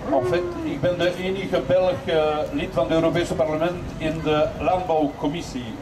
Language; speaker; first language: Dutch; non-native, local second language; French